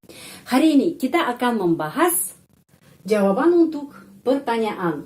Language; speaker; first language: Indonesian; non-native, fluent; Russian